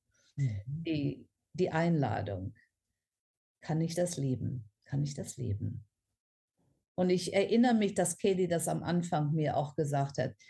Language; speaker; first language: German; non-native, fluent; English